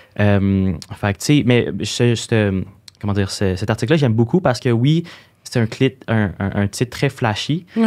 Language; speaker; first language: French; native; French